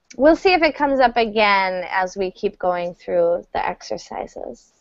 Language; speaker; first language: English; native; English